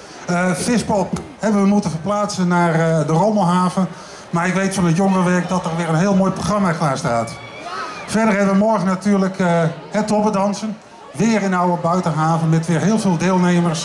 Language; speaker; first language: Dutch; native; Dutch